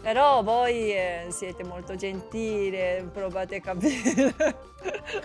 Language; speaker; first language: Italian; non-native, learner; Japanese